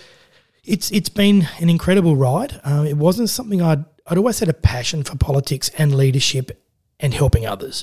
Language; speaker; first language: English; native; English